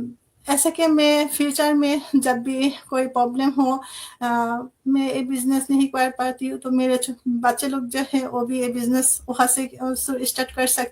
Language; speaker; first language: Hindi; non-native, fluent; Bangla